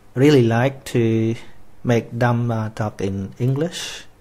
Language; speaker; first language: English; non-native, fluent; Khmer